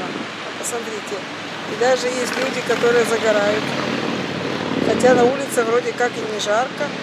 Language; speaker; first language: Russian; native; Russian